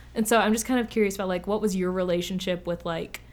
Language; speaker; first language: English; native; English